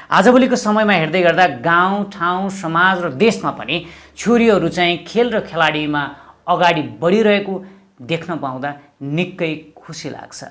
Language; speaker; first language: Nepali; native; Nepali